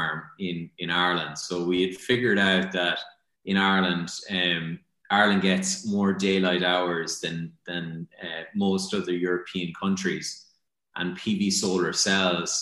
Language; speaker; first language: English; native; English